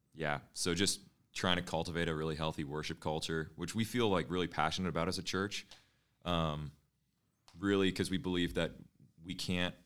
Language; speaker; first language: English; native; English